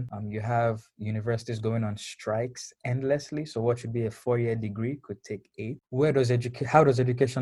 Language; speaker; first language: English; non-native, local second language; Yoruba